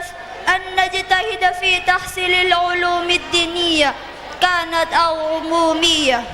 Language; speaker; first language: Arabic; non-native, learner; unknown